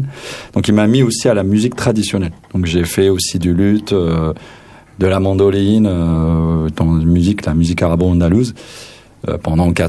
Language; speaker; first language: French; non-native, local second language; Arabic